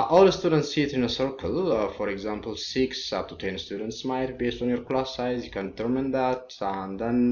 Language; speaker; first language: English; non-native, local second language; Amharic